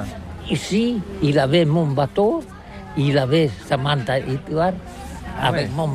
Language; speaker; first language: French; non-native, learner; Catalan